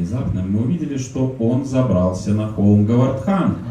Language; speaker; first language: Russian; native; Russian